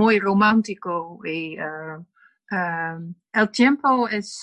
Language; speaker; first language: Spanish; non-native, learner; Dutch